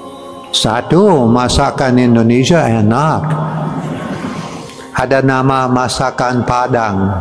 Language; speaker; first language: Indonesian; non-native, fluent; English